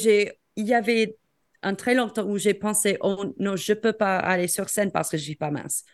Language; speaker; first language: French; non-native, fluent; English